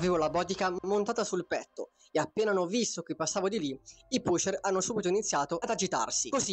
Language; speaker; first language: Italian; native; Italian